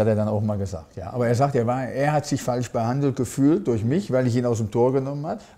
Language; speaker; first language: German; native; German